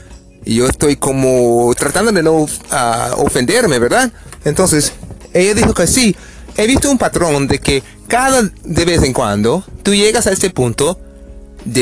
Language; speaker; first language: Spanish; non-native, fluent; English